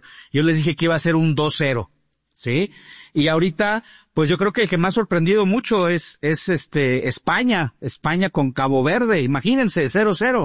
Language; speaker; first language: Spanish; native; Spanish